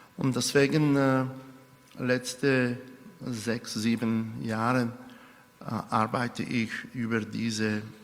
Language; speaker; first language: German; non-native, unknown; Romany